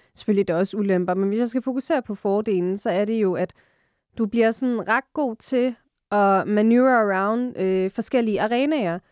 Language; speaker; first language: Danish; early bilingual, other home language; Arabic